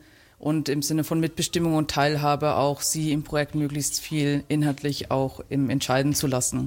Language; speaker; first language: German; native; German